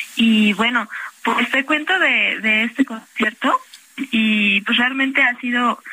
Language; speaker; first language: Spanish; native; Spanish